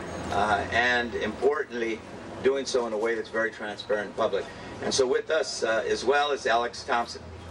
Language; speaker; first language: English; native; English